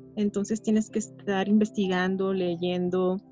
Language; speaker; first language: Spanish; native; Spanish